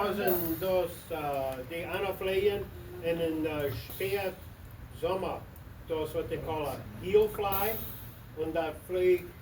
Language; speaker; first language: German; early bilingual, heritage; Low German